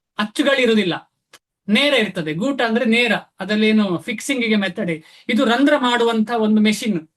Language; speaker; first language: Kannada; non-native, local second language; Tulu